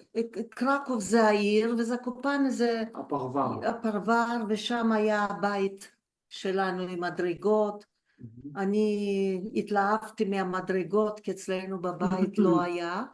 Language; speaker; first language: Hebrew; early bilingual, other home language; Polish